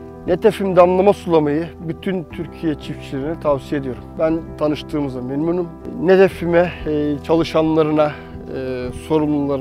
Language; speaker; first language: Turkish; native; Turkish